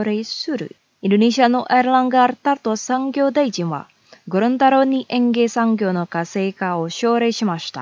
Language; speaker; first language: Japanese; non-native, fluent; Indonesian